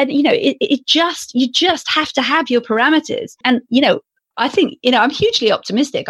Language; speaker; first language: English; native; English